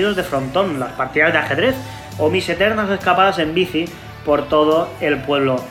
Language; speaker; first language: Spanish; native; Spanish